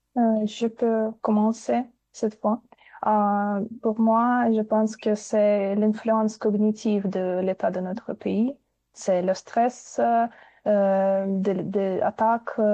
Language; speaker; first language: French; non-native, fluent; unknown